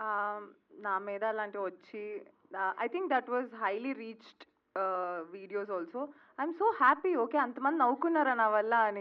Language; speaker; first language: Telugu; native; Telugu